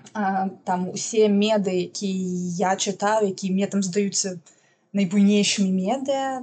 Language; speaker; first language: Belarusian; non-native, local second language; Russian